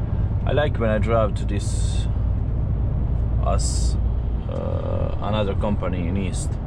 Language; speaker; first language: English; non-native, learner; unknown